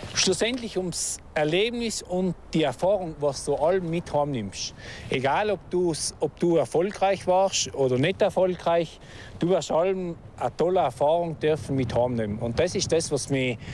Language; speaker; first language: German; native; German